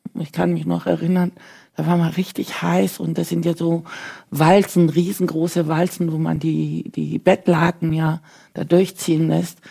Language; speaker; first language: German; early bilingual, other home language; Turkish